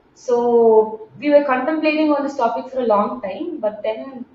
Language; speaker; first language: English; non-native, local second language; Tamil